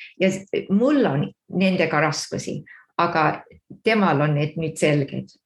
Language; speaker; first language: Estonian; early bilingual, heritage; Estonian